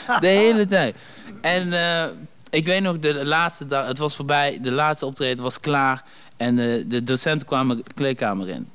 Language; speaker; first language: Dutch; early bilingual, other home language; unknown